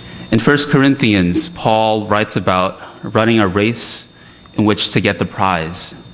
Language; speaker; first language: English; early bilingual, other home language; Chinese